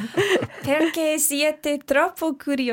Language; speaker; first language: Italian; non-native, learner; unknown